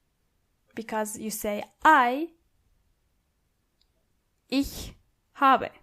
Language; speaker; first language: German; non-native, fluent; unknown